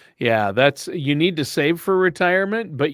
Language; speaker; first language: English; native; English